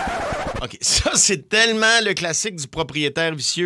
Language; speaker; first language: French; native; French